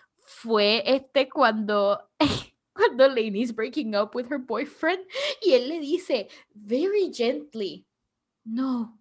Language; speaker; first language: Spanish; early bilingual, heritage; Spanish